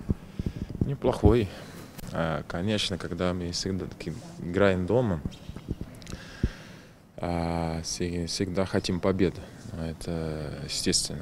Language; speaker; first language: Russian; non-native, learner; Portuguese